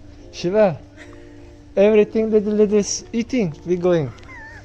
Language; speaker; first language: English; non-native, learner; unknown